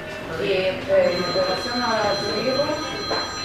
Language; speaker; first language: Spanish; non-native, learner; Portuguese